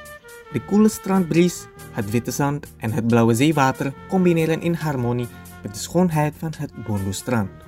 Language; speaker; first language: Dutch; non-native, fluent; Indonesian